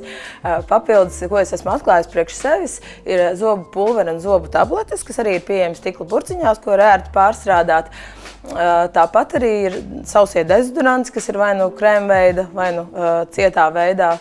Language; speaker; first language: Latvian; native; Latvian